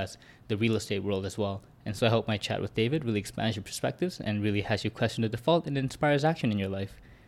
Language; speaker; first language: English; early bilingual, other home language; Korean